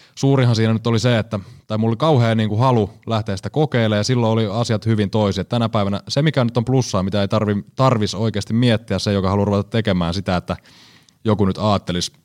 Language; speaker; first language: Finnish; native; Finnish